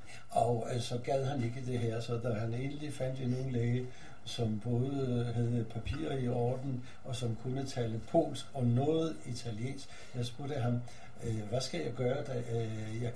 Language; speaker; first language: Danish; non-native, fluent; Polish